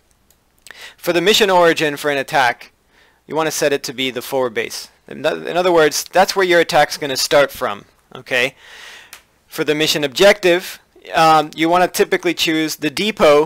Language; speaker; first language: English; native; English